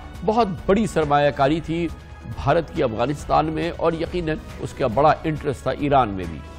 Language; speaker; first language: Urdu; native; Urdu